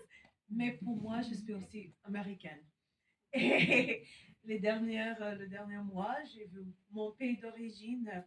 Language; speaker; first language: French; non-native, fluent; English